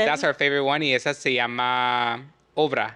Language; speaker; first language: Spanish; early bilingual, heritage; English